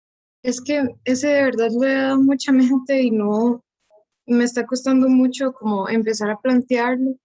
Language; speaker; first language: Spanish; native; Spanish